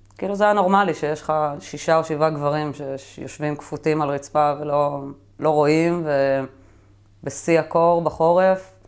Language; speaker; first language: Hebrew; native; Hebrew